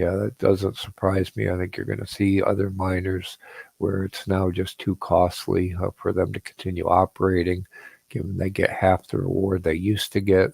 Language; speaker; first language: English; native; English